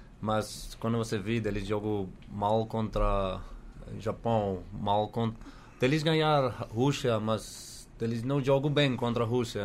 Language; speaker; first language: Portuguese; non-native, learner; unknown